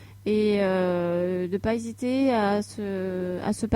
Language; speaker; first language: French; native; French